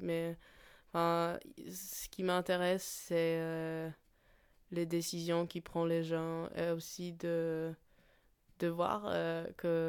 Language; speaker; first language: French; non-native, fluent; Polish